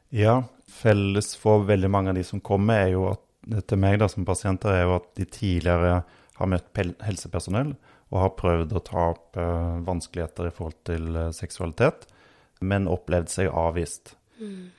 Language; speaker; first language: Norwegian; native; Norwegian